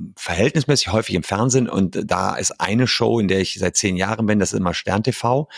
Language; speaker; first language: German; native; German